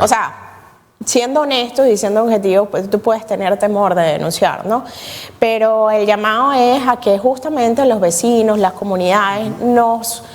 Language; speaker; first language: Spanish; native; Spanish